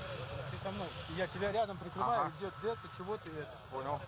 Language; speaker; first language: Russian; native; Russian